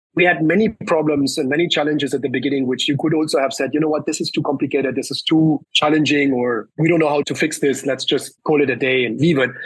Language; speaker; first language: English; early bilingual, other home language; Spanish